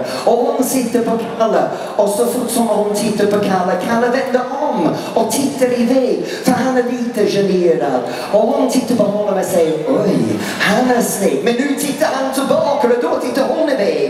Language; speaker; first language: Swedish; non-native, fluent; English